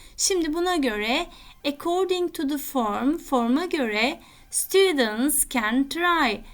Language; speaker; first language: English; non-native, fluent; Turkish